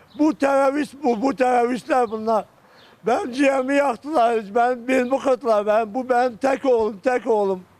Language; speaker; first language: Turkish; non-native, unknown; Arabic